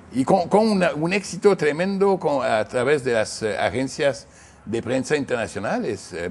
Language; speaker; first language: Spanish; non-native, fluent; English